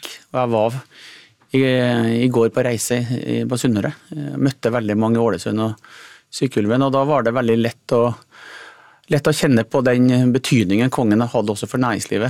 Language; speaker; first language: Norwegian; native; Norwegian